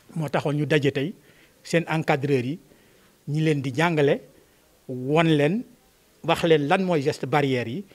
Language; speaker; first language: Wolof; native; Wolof